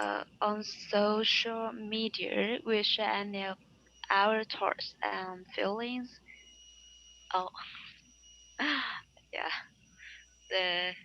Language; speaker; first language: English; non-native, learner; Vietnamese